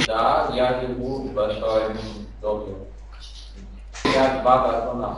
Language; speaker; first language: Russian; non-native, learner; German